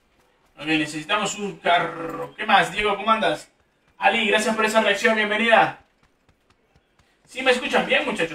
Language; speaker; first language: Spanish; native; Spanish